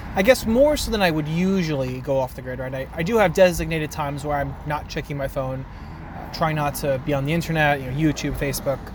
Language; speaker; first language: English; native; English